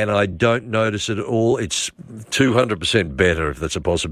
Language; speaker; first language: English; native; English